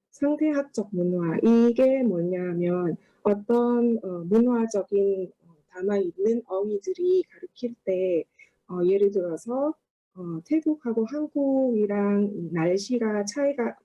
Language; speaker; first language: Korean; non-native, fluent; Thai